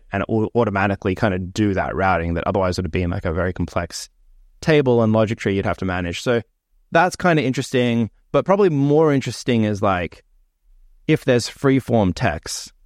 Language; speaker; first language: English; native; English